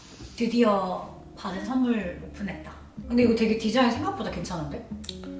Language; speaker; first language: Korean; early bilingual, heritage; Korean